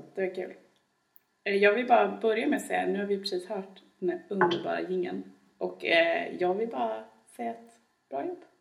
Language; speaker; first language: Swedish; native; Swedish